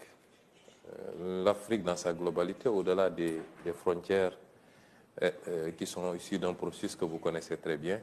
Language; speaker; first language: French; non-native, local second language; Wolof